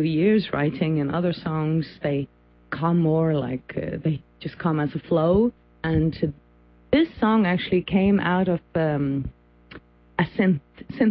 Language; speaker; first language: English; non-native, fluent; Faroese